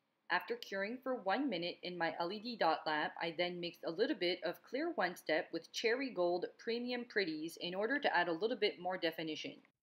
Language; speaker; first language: English; non-native, local second language; French